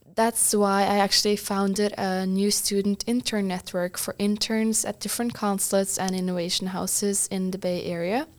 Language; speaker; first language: English; non-native, fluent; Norwegian